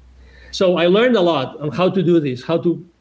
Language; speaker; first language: English; non-native, fluent; Spanish